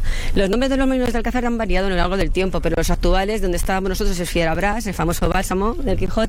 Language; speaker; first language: Spanish; native; Spanish